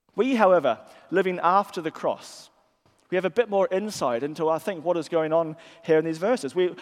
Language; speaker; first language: English; native; English